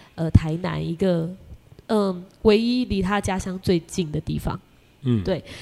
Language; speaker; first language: Chinese; native; Chinese